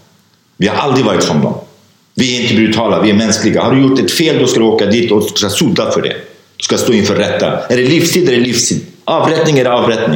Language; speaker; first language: Swedish; non-native, fluent; Kurdish